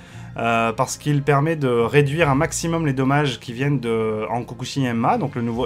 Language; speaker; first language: French; native; French